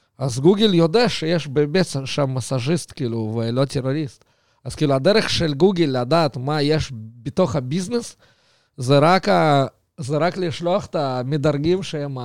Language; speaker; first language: Hebrew; early bilingual, other home language; Russian